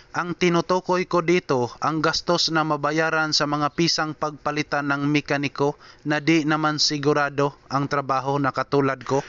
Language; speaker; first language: Filipino; non-native, local second language; Cebuano